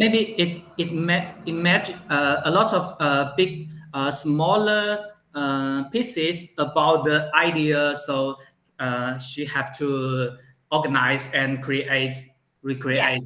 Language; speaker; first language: English; non-native, learner; Chinese